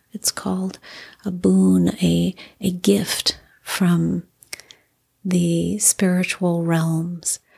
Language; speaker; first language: English; native; English